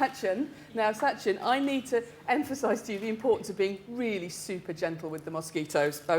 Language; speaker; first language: English; native; English